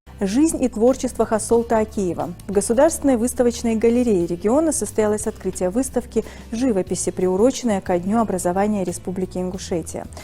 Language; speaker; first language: Russian; non-native, local second language; Ingush